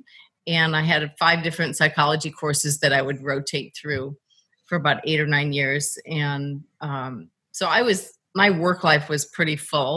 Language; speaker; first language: English; native; English